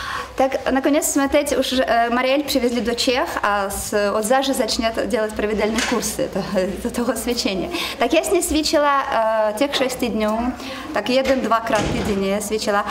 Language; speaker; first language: Czech; non-native, learner; Russian